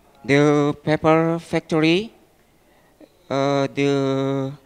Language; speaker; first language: English; non-native, learner; Indonesian